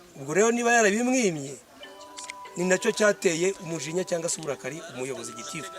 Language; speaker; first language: Kinyarwanda; native; Kinyarwanda